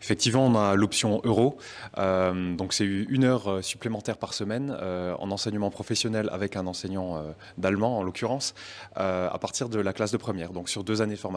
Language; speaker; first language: French; native; French